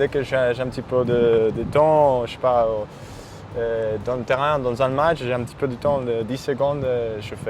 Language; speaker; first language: French; native; French